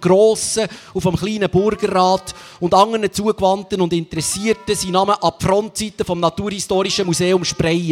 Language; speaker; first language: German; native; German